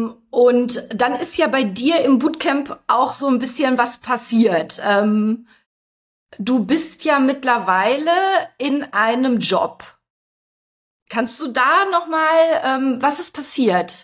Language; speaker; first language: German; native; German